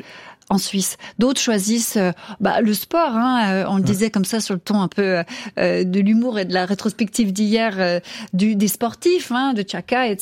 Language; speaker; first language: French; native; French